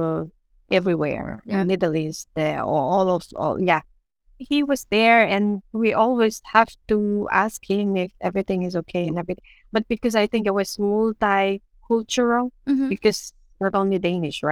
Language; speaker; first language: English; non-native, local second language; Iloko